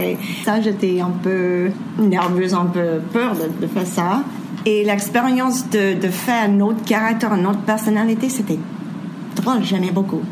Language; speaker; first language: French; non-native, fluent; English